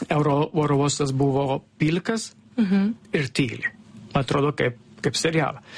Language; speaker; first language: Lithuanian; non-native, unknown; Italian